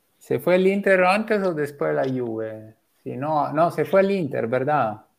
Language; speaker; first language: Spanish; non-native, fluent; Italian